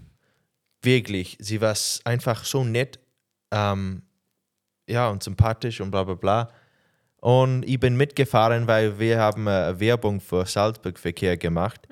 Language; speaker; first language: German; non-native, learner; English